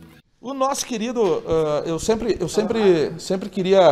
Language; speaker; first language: Portuguese; native; Portuguese